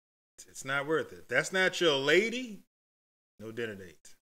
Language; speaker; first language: English; native; English